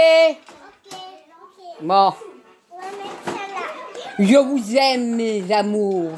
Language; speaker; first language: French; native; French